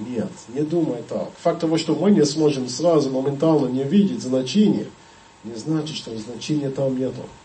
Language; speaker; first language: Russian; non-native, fluent; English